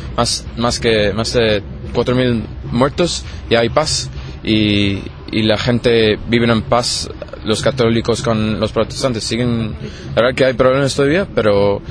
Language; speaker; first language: Spanish; non-native, fluent; English